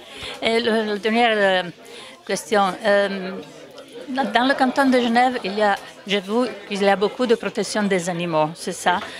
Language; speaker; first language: French; non-native, learner; Italian